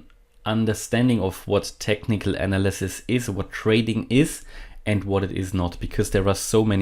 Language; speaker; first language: English; non-native, fluent; German